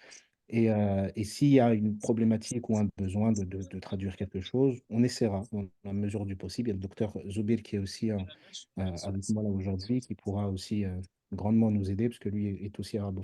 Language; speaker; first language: French; native; French